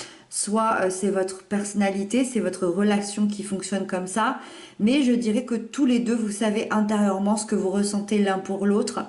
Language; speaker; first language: French; native; French